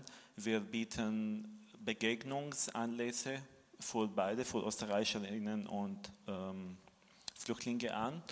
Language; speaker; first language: German; non-native, fluent; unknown